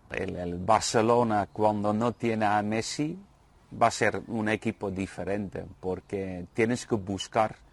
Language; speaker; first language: Spanish; non-native, fluent; Dutch